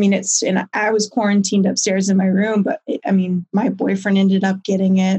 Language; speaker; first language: English; native; English